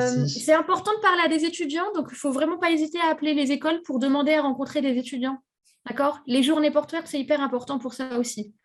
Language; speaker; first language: French; native; French